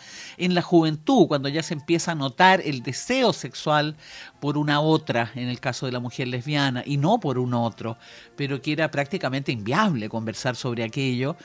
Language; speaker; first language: Spanish; native; Spanish